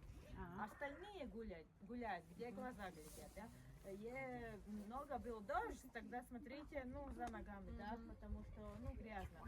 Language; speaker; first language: Russian; non-native, local second language; Latvian